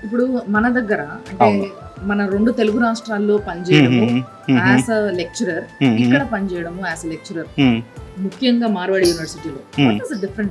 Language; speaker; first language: Telugu; native; Telugu